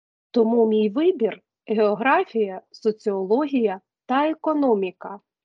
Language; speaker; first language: Ukrainian; native; Ukrainian